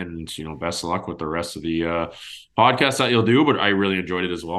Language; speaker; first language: English; native; English